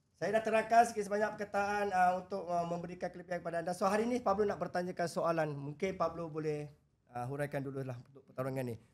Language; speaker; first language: Malay; native; Malay